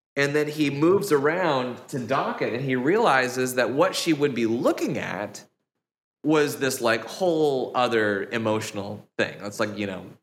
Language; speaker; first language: English; native; English